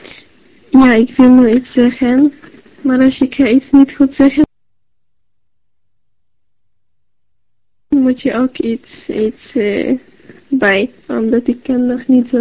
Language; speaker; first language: Dutch; non-native, learner; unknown